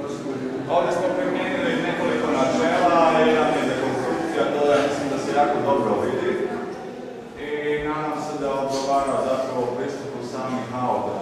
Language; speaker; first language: Croatian; native; Croatian